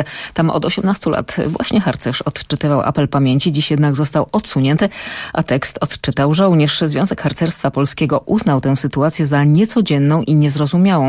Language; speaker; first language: Polish; native; Polish